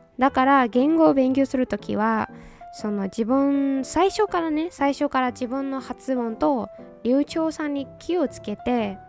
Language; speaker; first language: Japanese; non-native, fluent; Burmese